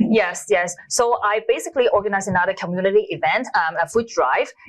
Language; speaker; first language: English; non-native, local second language; Cantonese